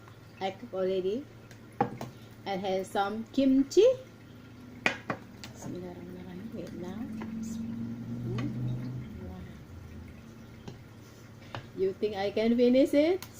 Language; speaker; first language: English; non-native, learner; Indonesian